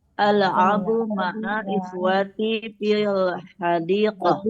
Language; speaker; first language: Arabic; non-native, learner; Indonesian